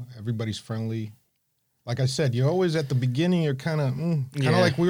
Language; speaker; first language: English; native; English